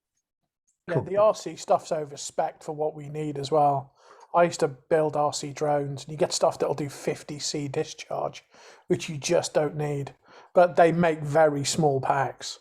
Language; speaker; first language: English; native; English